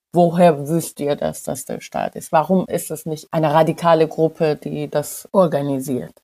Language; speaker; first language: German; non-native, fluent; Persian